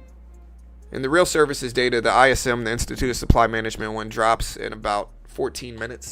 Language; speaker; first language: English; native; English